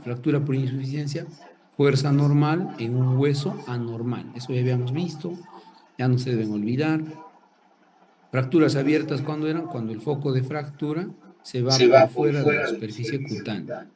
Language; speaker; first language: Spanish; native; Spanish